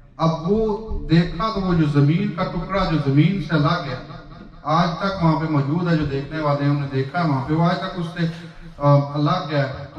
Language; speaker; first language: Urdu; non-native, local second language; Pahari-Potwari